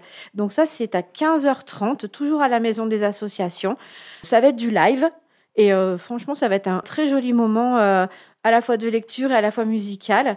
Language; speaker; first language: French; native; French